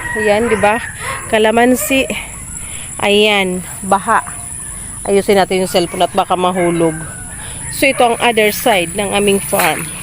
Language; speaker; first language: Filipino; non-native, local second language; Bikol